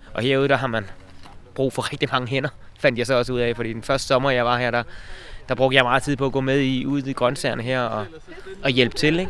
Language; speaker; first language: Danish; native; Danish